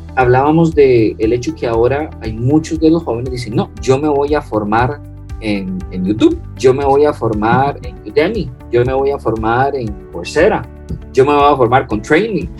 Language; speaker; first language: Spanish; non-native, fluent; French